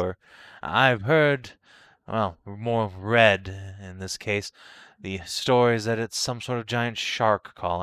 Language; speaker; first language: English; native; English